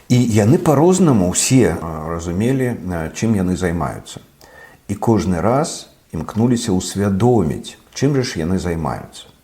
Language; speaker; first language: Belarusian; non-native, local second language; Russian